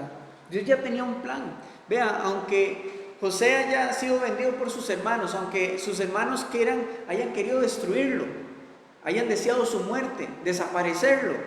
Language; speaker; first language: Spanish; native; Spanish